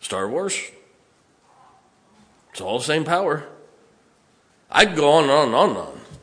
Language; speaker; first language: English; native; English